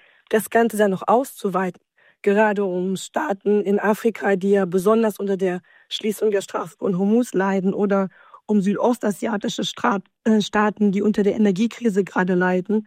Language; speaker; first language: German; native; German